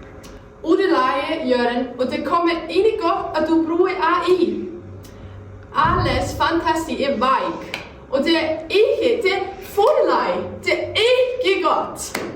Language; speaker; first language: Danish; non-native, learner; Icelandic